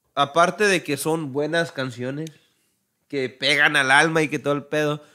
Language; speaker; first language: Spanish; early bilingual, heritage; Spanish